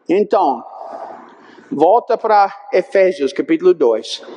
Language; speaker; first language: Portuguese; non-native, fluent; English